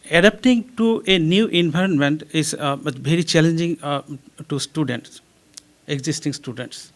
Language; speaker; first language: English; non-native, local second language; Bangla